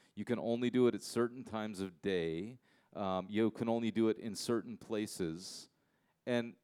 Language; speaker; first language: English; native; English